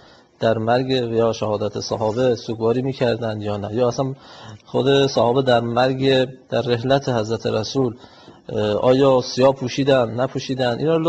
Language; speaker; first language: Persian; native; Persian